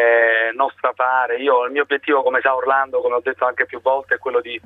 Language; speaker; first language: Italian; native; Italian